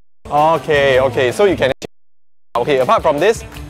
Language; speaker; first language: English; non-native, local second language; Chinese